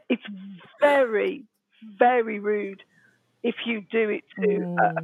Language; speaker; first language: English; native; English